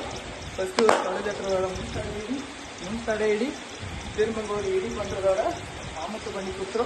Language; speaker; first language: Tamil; native; Tamil